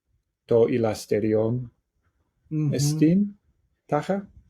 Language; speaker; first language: Greek; non-native, learner; English